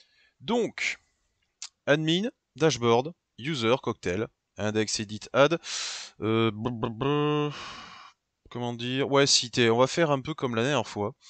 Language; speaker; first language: French; native; French